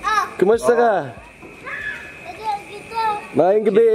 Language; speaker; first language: Filipino; non-native, learner; English